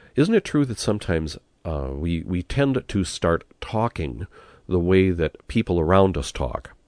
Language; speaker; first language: English; native; English